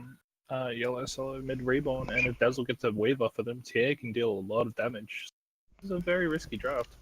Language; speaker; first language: English; native; English